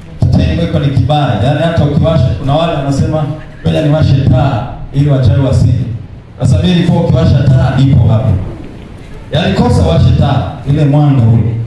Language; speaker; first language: Swahili; native; Swahili